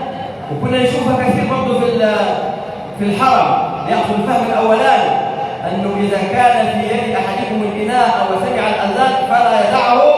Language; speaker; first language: Arabic; native; Arabic